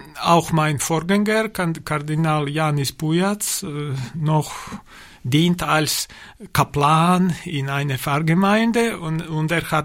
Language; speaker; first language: German; non-native, learner; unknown